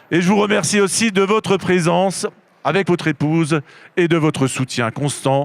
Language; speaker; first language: French; native; French